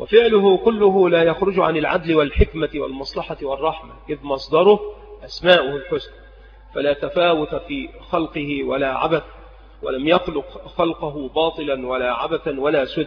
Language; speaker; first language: Arabic; native; Arabic